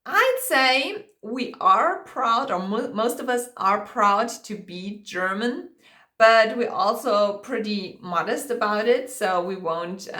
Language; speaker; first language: English; non-native, fluent; German